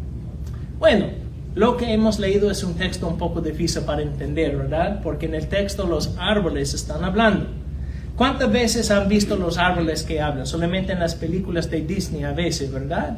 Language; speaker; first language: Spanish; non-native, fluent; English